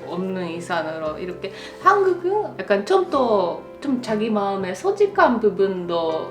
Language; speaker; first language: Korean; non-native, fluent; Japanese